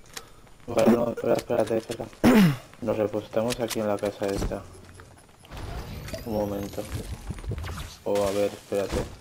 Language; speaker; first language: Spanish; native; Spanish